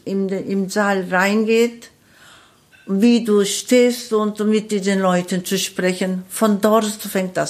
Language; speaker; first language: German; non-native, learner; Korean